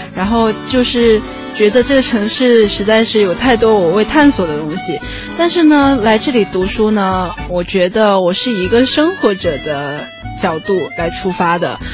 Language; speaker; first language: Chinese; non-native, local second language; Cantonese